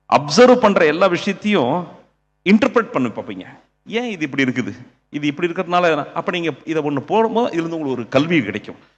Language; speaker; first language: Tamil; native; Tamil